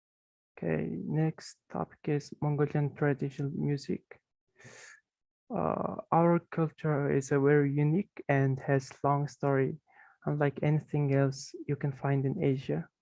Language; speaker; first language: English; non-native, fluent; Mongolian